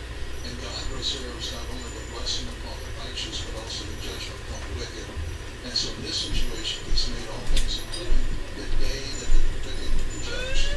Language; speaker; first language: English; native; English